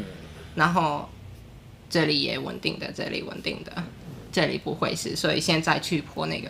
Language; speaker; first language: Chinese; non-native, learner; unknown